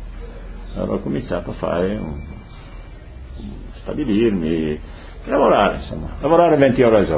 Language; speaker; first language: Italian; non-native, local second language; Friulian